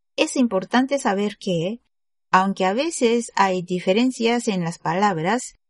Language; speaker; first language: Spanish; non-native, fluent; Japanese